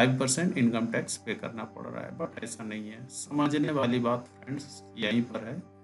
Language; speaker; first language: Hindi; native; Hindi